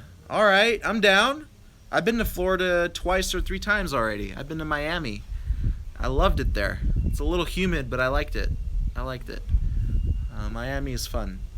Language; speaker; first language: English; native; English